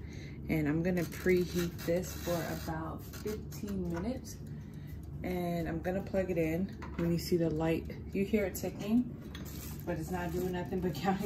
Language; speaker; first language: English; native; English